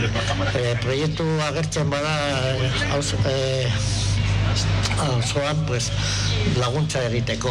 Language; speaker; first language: Basque; non-native, local second language; Spanish